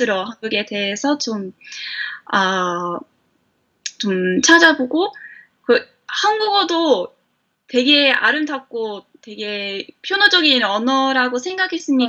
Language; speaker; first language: Korean; non-native, fluent; English